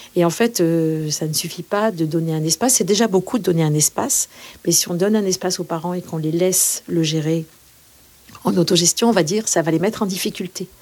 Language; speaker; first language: French; native; French